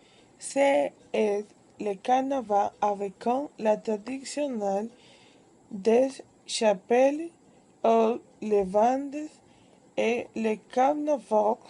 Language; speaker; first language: French; non-native, learner; Spanish